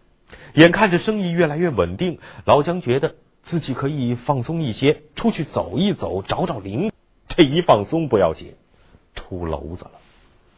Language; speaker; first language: Chinese; native; Chinese